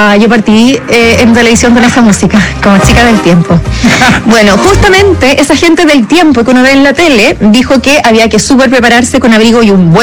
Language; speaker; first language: Spanish; native; Spanish